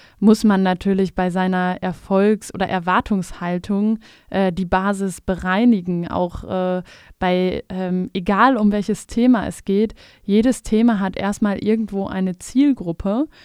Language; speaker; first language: German; native; German